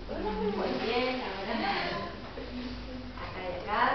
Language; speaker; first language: Spanish; native; Spanish